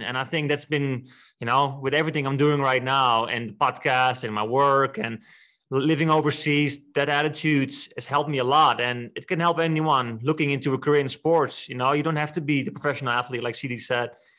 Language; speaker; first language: English; non-native, fluent; Dutch